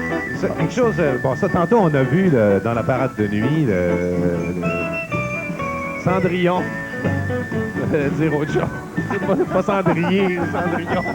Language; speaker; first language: French; native; French